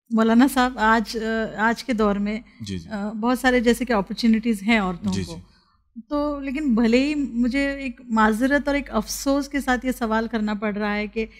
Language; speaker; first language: Hindi; non-native, local second language; Urdu